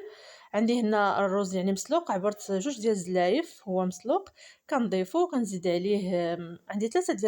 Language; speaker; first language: Arabic; native; Arabic